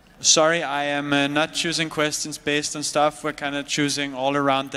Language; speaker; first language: English; non-native, fluent; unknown